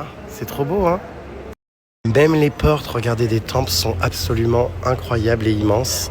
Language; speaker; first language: French; native; French